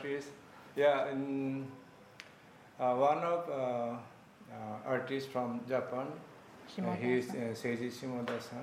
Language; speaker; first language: English; non-native, local second language; Kok Borok